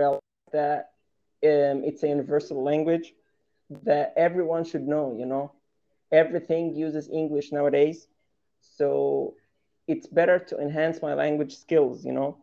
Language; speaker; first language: English; non-native, fluent; Arabic